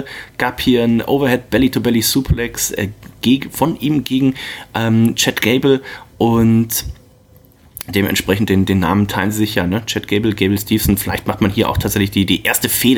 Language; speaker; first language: German; native; German